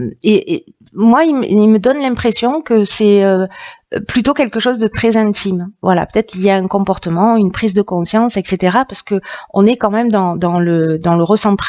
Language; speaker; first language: French; native; French